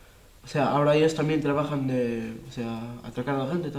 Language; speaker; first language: Spanish; non-native, local second language; Catalan